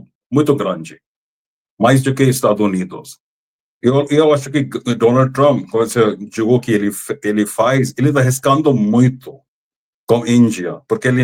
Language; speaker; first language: Portuguese; non-native, fluent; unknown